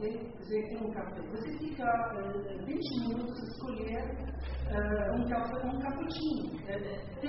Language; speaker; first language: Portuguese; non-native, learner; Spanish